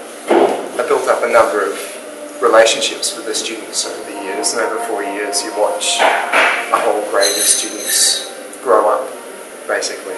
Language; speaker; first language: English; native; English